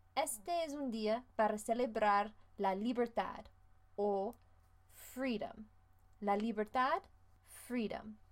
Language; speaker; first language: Spanish; non-native, fluent; English